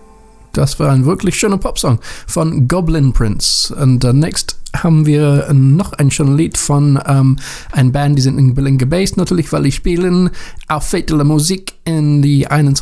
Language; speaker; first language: German; non-native, learner; English